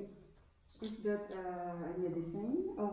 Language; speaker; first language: Dutch; non-native, learner; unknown